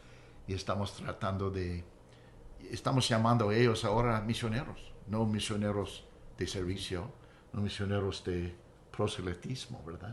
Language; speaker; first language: Spanish; non-native, fluent; English